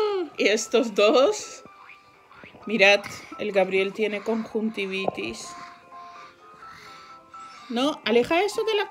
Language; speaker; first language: Spanish; non-native, fluent; Georgian